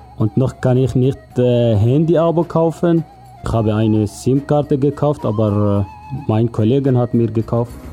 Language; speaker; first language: German; non-native, learner; Kurdish